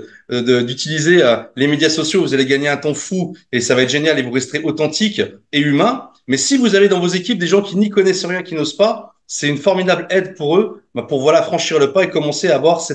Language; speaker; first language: French; native; French